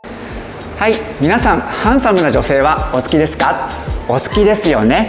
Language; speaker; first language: Japanese; native; Japanese